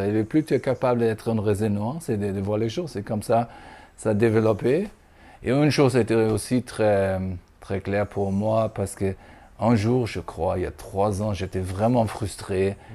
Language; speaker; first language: French; non-native, fluent; German